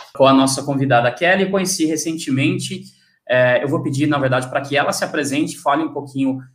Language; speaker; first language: Portuguese; native; Portuguese